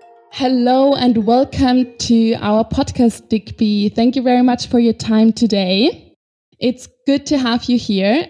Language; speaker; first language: English; non-native, fluent; German